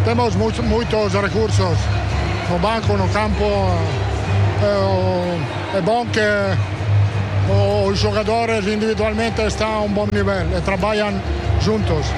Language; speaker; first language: Portuguese; non-native, learner; Italian